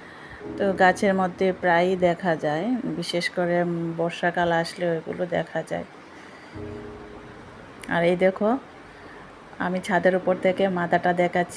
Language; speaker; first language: Bangla; native; Bangla